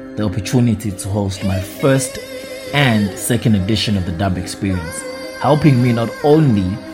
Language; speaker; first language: English; non-native, local second language; Zulu